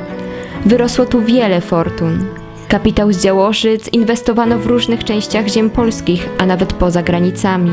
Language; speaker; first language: Polish; native; Polish